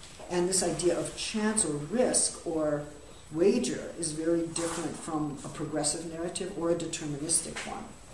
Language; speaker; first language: English; native; English